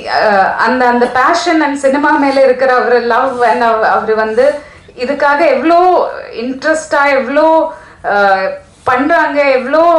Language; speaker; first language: Tamil; non-native, fluent; Malayalam